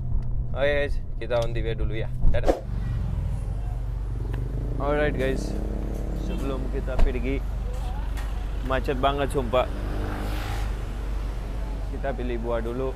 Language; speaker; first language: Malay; non-native, fluent; Urdu